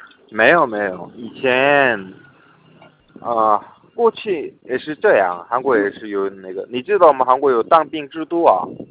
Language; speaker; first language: Chinese; non-native, fluent; Korean